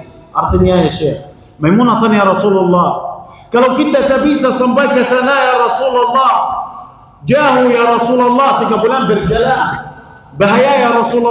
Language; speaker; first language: Indonesian; non-native, fluent; Arabic